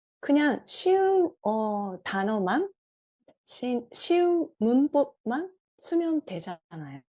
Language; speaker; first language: Korean; non-native, fluent; Japanese